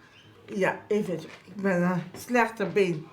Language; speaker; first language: Dutch; non-native, local second language; Papiamento